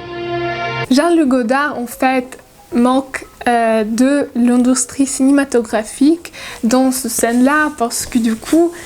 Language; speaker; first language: French; non-native, learner; Russian